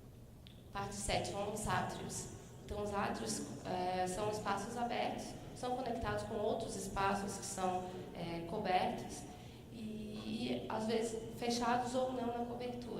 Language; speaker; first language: Portuguese; native; Portuguese